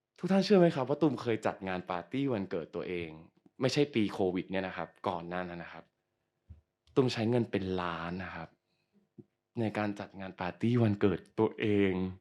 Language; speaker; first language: Thai; native; Thai